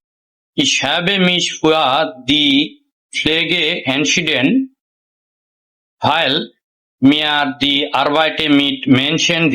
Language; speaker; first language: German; non-native, learner; Bangla